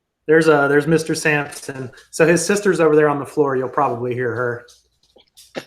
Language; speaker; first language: English; native; English